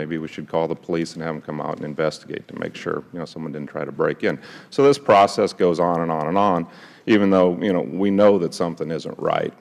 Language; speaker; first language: English; native; English